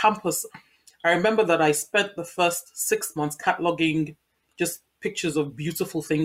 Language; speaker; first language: English; non-native, local second language; Yoruba